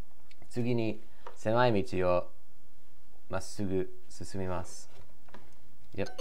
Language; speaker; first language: Japanese; non-native, learner; English